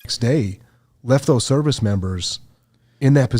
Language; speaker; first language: English; native; English